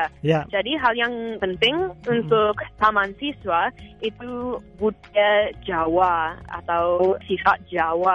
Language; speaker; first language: Indonesian; non-native, fluent; English